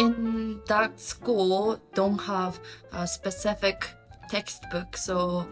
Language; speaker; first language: English; non-native, learner; Japanese